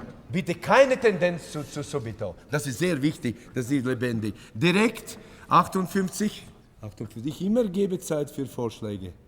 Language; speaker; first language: German; non-native, learner; Latvian